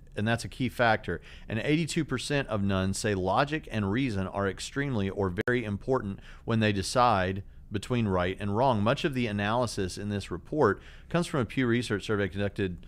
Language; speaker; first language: English; native; English